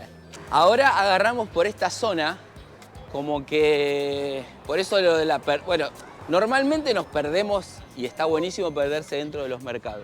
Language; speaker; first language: Spanish; native; Spanish